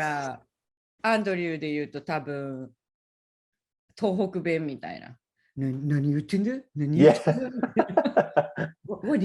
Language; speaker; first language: Japanese; native; Japanese